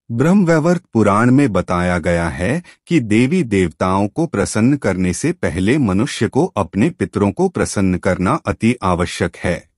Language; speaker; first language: Hindi; native; Hindi